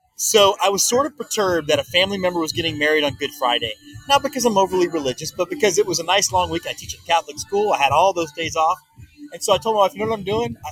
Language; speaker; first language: English; native; English